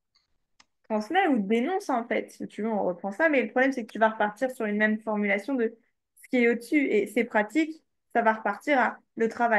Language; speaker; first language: French; native; French